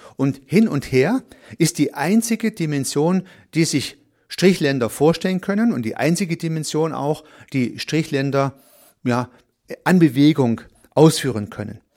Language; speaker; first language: German; native; German